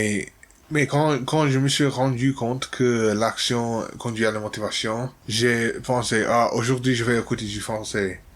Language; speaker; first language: French; non-native, learner; English